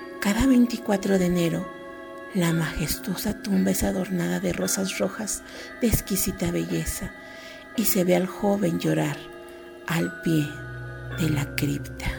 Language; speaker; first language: Spanish; native; Spanish